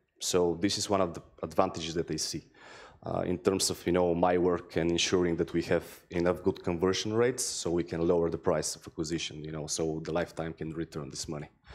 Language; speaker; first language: English; non-native, fluent; Bulgarian